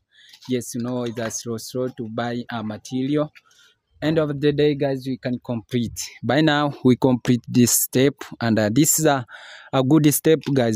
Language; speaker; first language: English; non-native, learner; Swahili